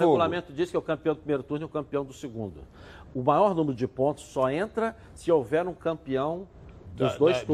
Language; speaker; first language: Portuguese; native; Portuguese